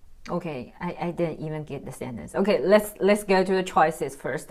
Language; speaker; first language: English; non-native, fluent; Chinese